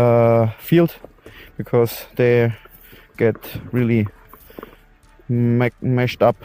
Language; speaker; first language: English; non-native, fluent; German